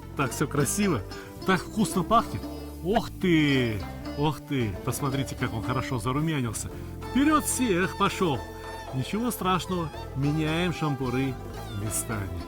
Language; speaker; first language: Russian; native; Russian